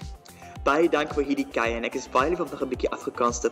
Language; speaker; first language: Afrikaans; non-native, learner; Dutch